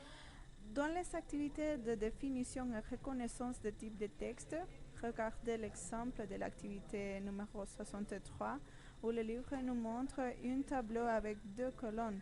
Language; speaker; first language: French; non-native, fluent; Spanish